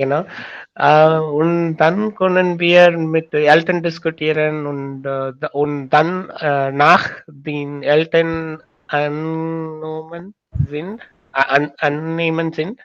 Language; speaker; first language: German; non-native, learner; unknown